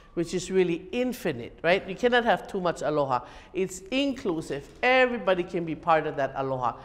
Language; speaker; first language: English; native; English